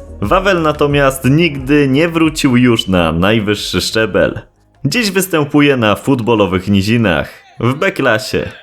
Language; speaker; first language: Polish; native; Polish